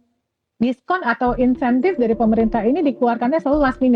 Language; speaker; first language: Indonesian; native; Indonesian